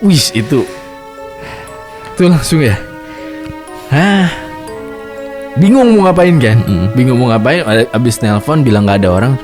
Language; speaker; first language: Indonesian; native; Indonesian